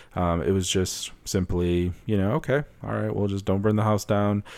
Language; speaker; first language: English; early bilingual, other home language; Spanish